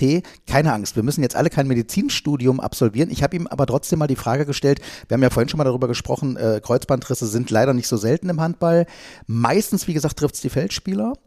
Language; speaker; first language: German; native; German